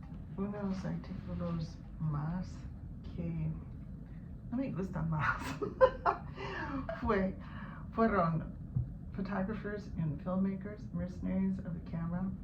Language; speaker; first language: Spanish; non-native, learner; English